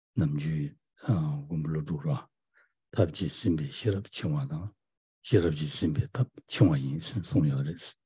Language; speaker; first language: French; non-native, learner; Tibetan